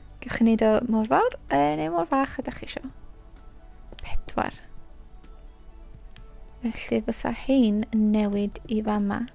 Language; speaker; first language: Welsh; native; Welsh